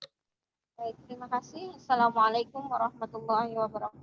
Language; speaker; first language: Indonesian; native; Indonesian